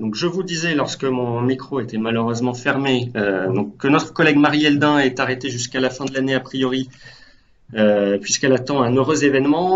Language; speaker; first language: French; native; French